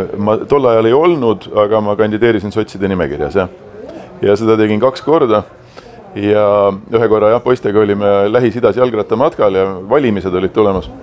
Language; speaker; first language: Estonian; native; Estonian